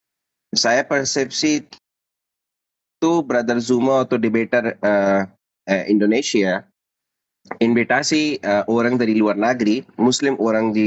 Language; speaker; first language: Indonesian; non-native, learner; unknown